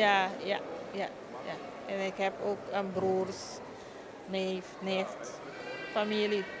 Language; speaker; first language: Dutch; non-native, local second language; Papiamento